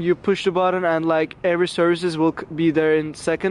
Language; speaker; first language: English; non-native, learner; Turkish